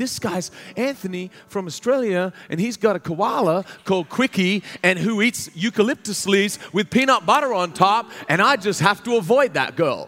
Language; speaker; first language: English; native; English